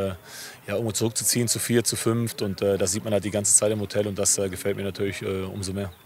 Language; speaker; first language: German; native; German